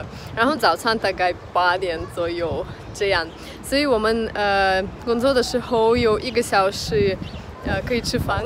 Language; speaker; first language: Chinese; non-native, fluent; Russian